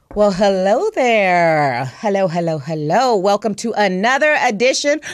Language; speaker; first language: English; native; English